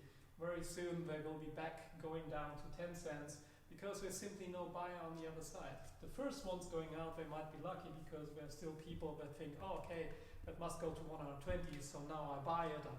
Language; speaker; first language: English; non-native, fluent; German